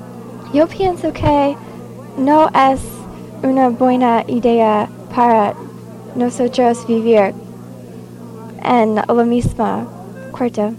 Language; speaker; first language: Spanish; non-native, learner; English